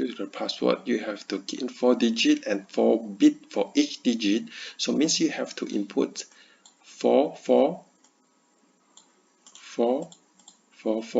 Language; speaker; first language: English; non-native, learner; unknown